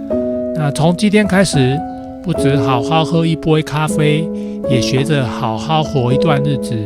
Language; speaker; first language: Chinese; native; Chinese